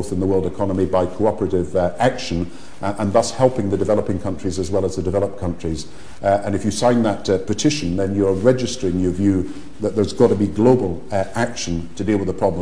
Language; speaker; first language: English; native; English